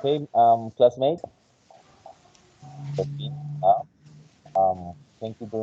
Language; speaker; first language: English; non-native, fluent; Spanish